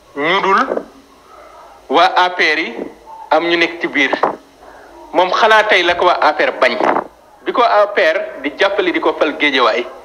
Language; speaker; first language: Wolof; native; Wolof